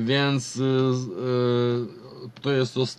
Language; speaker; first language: Polish; non-native, fluent; Ukrainian